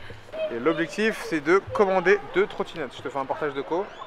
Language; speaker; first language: French; native; French